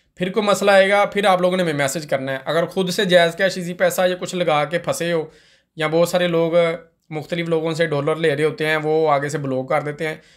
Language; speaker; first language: Urdu; non-native, local second language; Punjabi